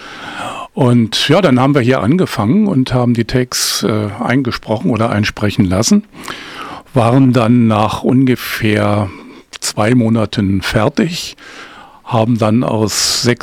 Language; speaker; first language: German; native; German